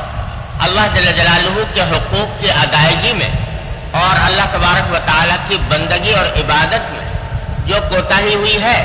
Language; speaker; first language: Urdu; native; Urdu